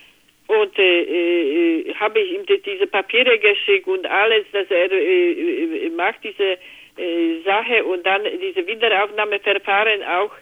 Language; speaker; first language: German; non-native, learner; Polish